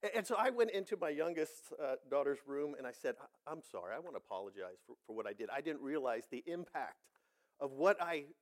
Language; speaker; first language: English; native; English